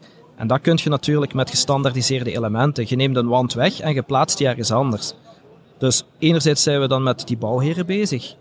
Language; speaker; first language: Dutch; native; Dutch